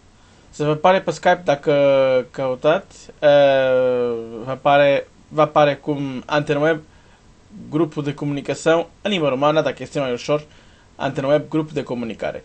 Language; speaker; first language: Romanian; non-native, learner; Portuguese